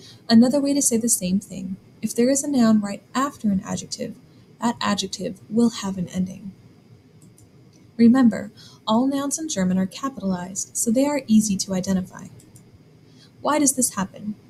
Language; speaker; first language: English; native; English